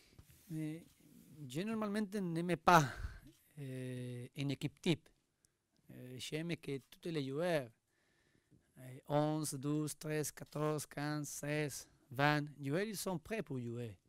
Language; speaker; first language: French; non-native, learner; Spanish